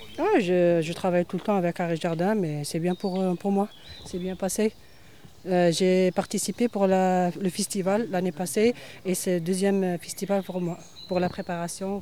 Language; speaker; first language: French; non-native, learner; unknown